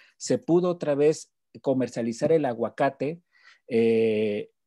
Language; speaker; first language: Spanish; native; Spanish